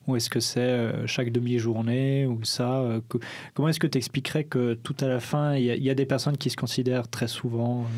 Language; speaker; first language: French; native; French